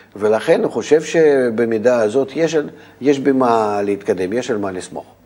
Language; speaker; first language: Hebrew; non-native, fluent; Russian